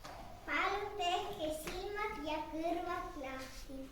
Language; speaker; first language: Estonian; non-native, local second language; Russian